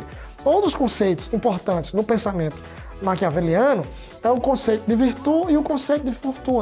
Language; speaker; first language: Portuguese; native; Portuguese